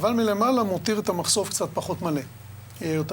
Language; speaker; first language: Hebrew; native; Hebrew